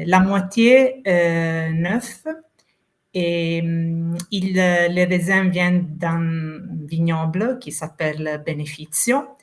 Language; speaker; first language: French; non-native, fluent; Italian